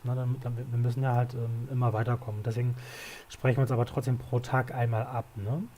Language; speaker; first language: German; native; German